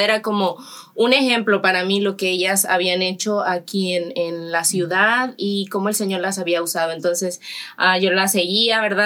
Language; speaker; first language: Spanish; native; Spanish